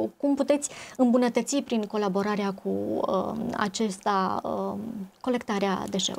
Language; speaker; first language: Romanian; native; Romanian